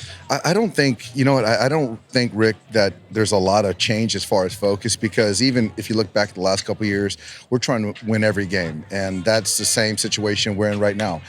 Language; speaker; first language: English; native; English